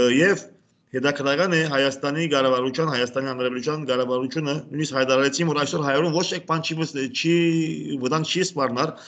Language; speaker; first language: Armenian; native; Armenian